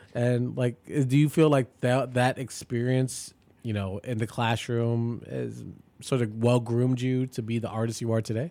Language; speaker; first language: English; native; English